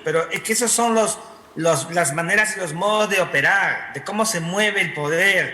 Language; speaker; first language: Spanish; native; Spanish